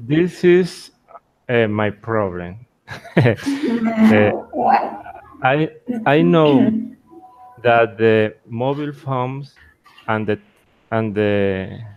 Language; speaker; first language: English; non-native, learner; Spanish